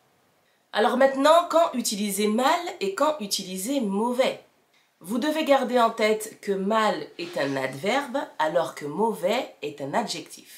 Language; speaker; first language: French; native; French